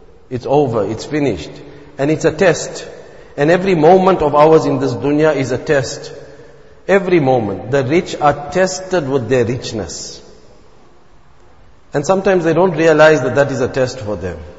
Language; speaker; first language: English; native; English